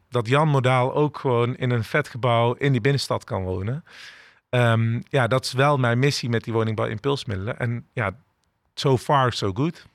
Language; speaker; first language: Dutch; early bilingual, other home language; Turkish